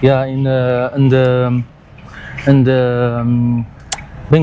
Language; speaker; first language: English; non-native, local second language; Arabic